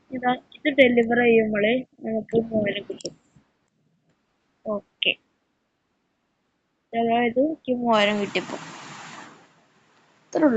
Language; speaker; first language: Malayalam; native; Malayalam